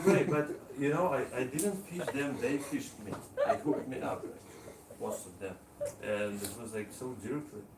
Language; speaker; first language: English; non-native, learner; Russian